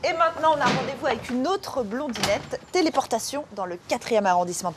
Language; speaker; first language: French; native; French